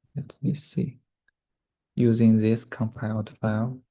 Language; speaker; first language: English; non-native, learner; Chinese